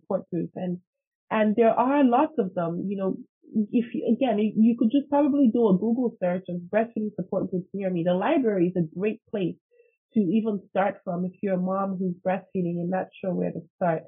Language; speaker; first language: English; non-native, local second language; Igbo